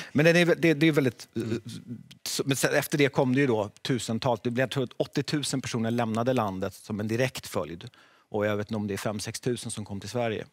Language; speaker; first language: Swedish; early bilingual, other home language; Czech